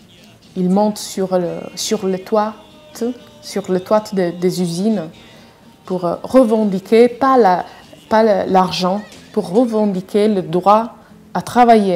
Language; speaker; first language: French; non-native, fluent; Italian